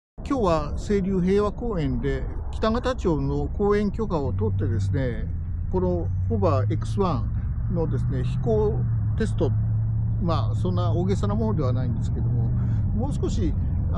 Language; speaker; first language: Japanese; native; Japanese